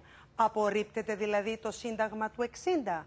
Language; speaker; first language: Greek; native; Greek